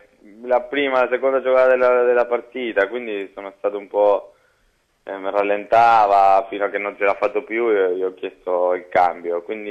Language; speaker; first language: Italian; non-native, fluent; Spanish